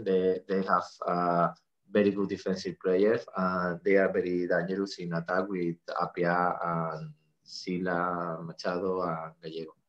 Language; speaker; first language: English; non-native, fluent; Spanish